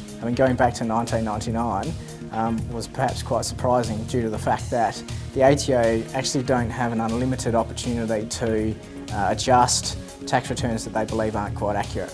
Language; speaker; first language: English; native; English